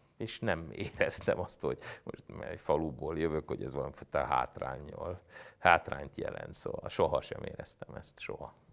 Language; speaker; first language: Hungarian; native; Hungarian